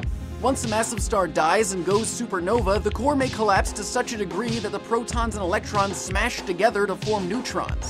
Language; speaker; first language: English; native; English